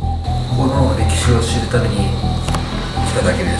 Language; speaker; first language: Japanese; non-native, learner; Filipino